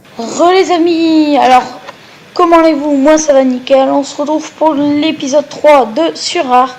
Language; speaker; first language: French; native; French